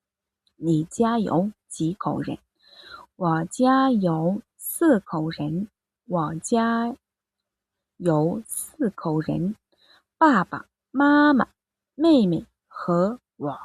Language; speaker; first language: Chinese; non-native, fluent; Mongolian